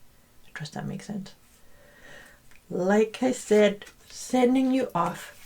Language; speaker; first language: English; native; English